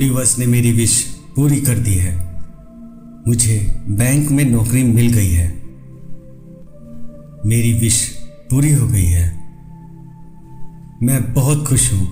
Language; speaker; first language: Hindi; native; Hindi